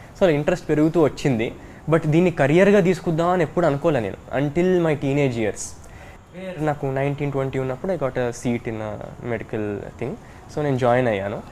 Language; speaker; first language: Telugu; early bilingual, heritage; Telugu